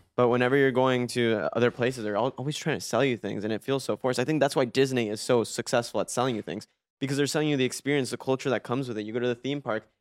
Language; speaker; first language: English; early bilingual, other home language; Spanish